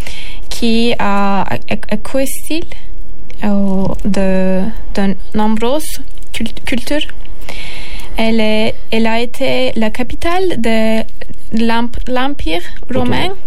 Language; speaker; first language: French; non-native, learner; Turkish